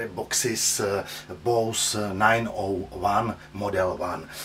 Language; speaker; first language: English; non-native, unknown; Czech